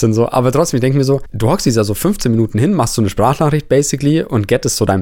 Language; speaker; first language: German; native; German